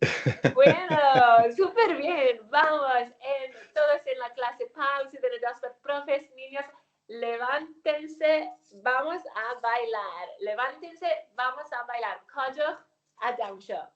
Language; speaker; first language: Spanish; non-native, fluent; Welsh